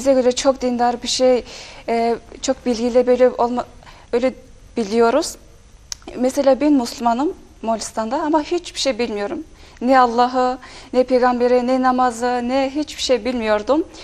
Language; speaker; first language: Turkish; non-native, fluent; Mongolian